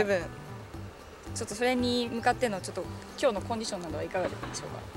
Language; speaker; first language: Japanese; native; Japanese